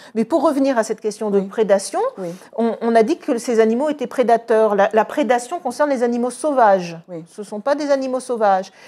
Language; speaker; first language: French; native; French